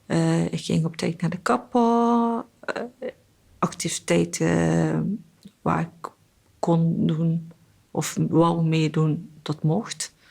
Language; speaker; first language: Dutch; early bilingual, other home language; Korean